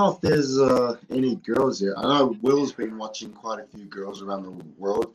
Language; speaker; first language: English; native; English